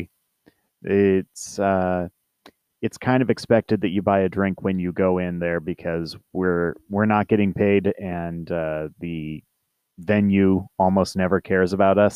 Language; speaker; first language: English; native; English